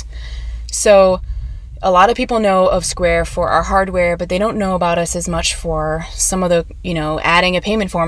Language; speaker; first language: English; native; English